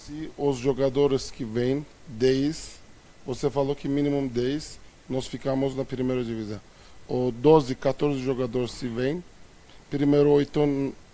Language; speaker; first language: Portuguese; non-native, fluent; Turkish